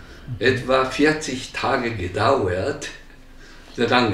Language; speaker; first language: German; non-native, learner; Japanese